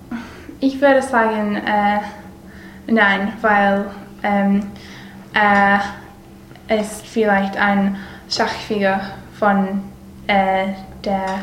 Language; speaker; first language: German; non-native, learner; English